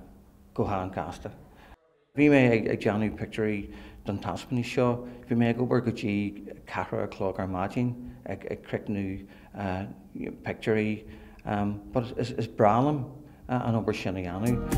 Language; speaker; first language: Irish; non-native, learner; English